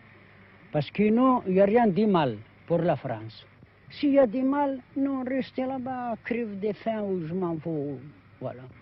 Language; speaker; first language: French; non-native, learner; Arabic